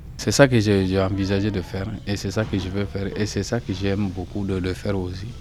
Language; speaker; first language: French; non-native, local second language; Soninke